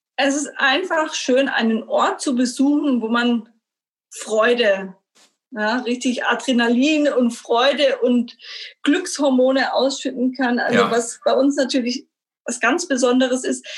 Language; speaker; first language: German; native; German